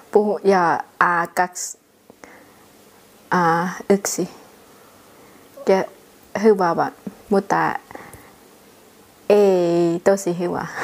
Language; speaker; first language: Finnish; non-native, learner; Thai